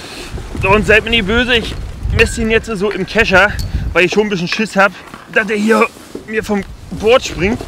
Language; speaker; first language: German; native; German